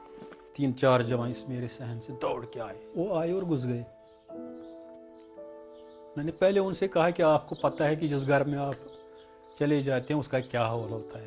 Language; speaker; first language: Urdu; non-native, local second language; Kashmiri